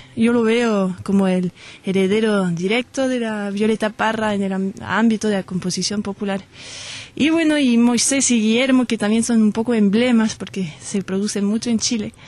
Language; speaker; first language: Spanish; non-native, fluent; French